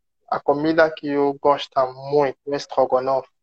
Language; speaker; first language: Portuguese; non-native, learner; French